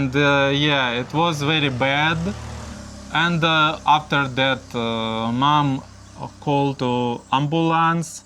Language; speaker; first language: English; non-native, learner; Russian